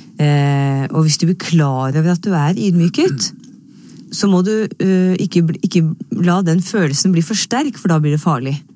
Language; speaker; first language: Norwegian; native; Norwegian